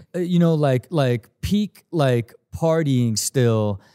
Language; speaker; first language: English; native; English